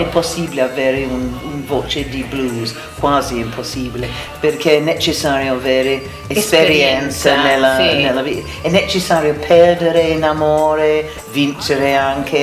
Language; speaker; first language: Italian; non-native, learner; English